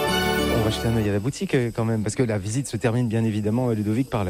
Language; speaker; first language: French; native; French